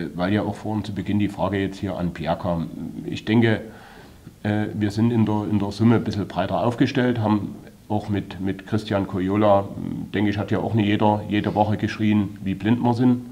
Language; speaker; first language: German; native; German